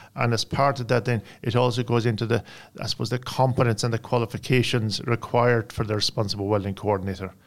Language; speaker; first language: English; native; English